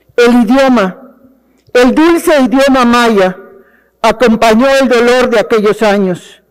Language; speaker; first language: Spanish; native; Spanish